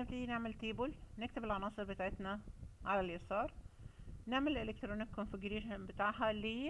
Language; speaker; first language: Arabic; native; Arabic